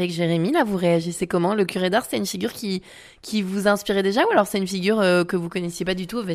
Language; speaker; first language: French; native; French